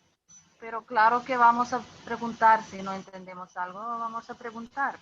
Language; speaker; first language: Spanish; non-native, fluent; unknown